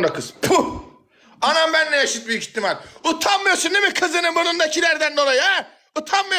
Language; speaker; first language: Turkish; native; Turkish